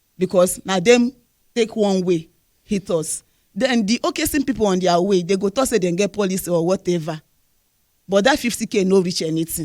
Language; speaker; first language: Nigerian Pidgin; non-native, local second language; Igbo